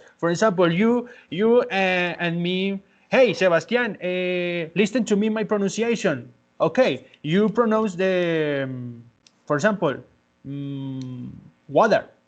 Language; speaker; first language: English; non-native, learner; Spanish